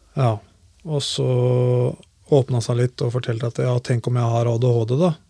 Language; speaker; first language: Norwegian; native; Norwegian